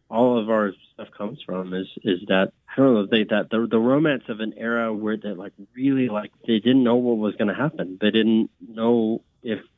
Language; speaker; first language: English; native; English